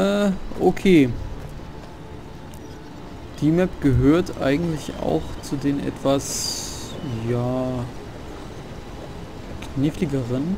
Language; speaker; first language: German; native; German